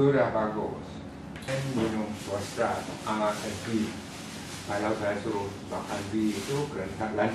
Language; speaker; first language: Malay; non-native, local second language; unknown